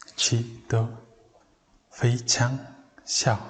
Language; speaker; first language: Chinese; non-native, fluent; Mongolian